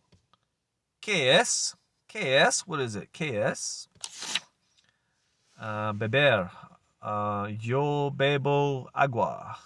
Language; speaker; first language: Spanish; non-native, learner; English